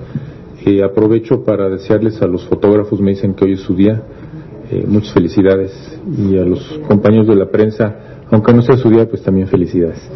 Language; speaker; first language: Spanish; native; Spanish